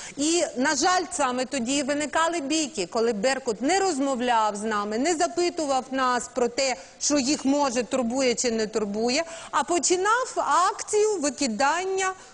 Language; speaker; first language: Ukrainian; native; Ukrainian